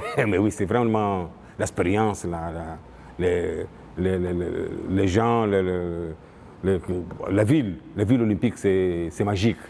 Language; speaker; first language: French; non-native, fluent; Portuguese